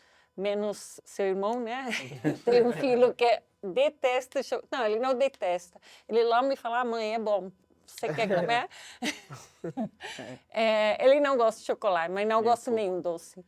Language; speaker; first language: Portuguese; non-native, fluent; Dutch